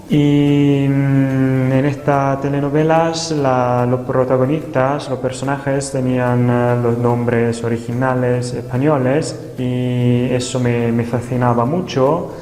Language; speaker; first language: Spanish; non-native, fluent; Italian